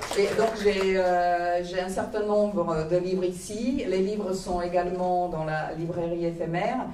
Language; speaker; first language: French; non-native, fluent; Croatian